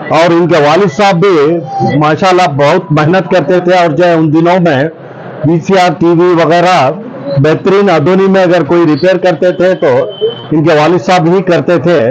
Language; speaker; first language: Urdu; native; Urdu